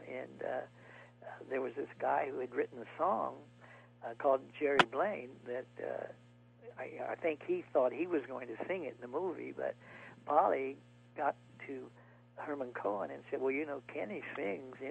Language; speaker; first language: English; native; English